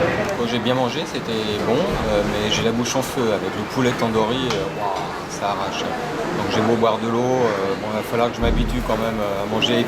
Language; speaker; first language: French; native; French